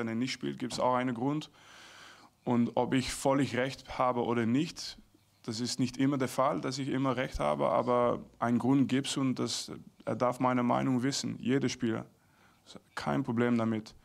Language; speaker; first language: German; non-native, fluent; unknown